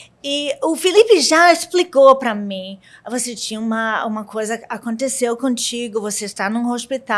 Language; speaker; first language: Portuguese; non-native, learner; English